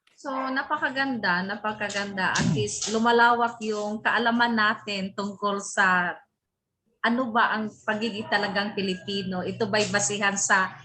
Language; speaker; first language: Filipino; native; Filipino